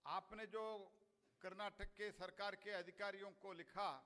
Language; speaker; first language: Hindi; non-native, local second language; Kannada